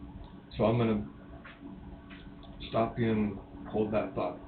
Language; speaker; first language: English; native; English